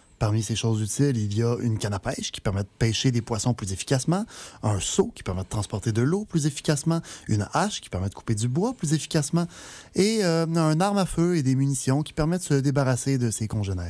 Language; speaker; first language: French; native; French